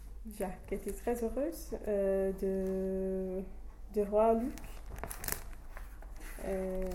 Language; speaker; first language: French; non-native, learner; English